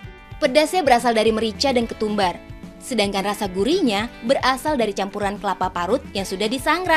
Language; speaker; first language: Indonesian; native; Indonesian